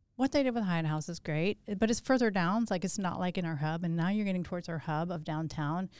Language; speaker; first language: English; native; English